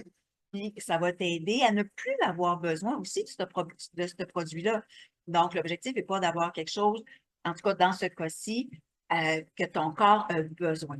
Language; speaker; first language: French; native; French